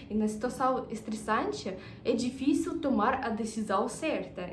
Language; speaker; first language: Portuguese; non-native, fluent; Russian